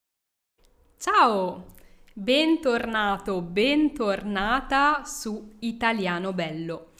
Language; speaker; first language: Italian; native; Italian